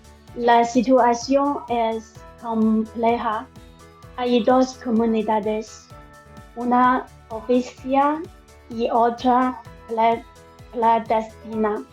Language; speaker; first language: Spanish; non-native, learner; Chinese